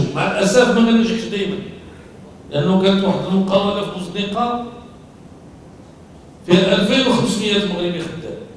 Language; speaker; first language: Arabic; native; Arabic